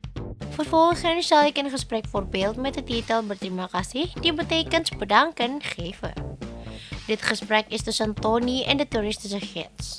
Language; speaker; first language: Dutch; non-native, learner; Indonesian